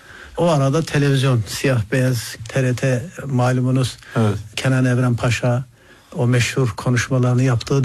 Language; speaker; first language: Turkish; native; Turkish